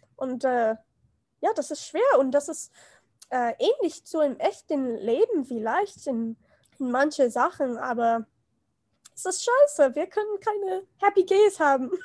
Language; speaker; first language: German; non-native, learner; English